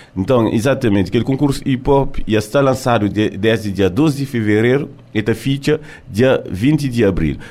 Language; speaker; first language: Portuguese; early bilingual, heritage; French